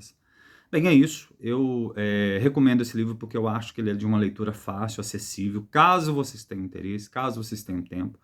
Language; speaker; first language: Portuguese; native; Portuguese